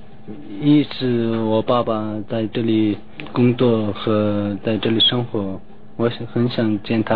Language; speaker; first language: Chinese; non-native, local second language; Tibetan